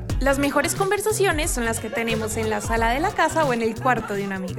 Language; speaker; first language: Spanish; native; Spanish